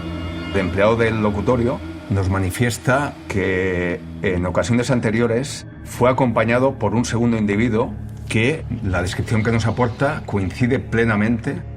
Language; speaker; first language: Spanish; native; Spanish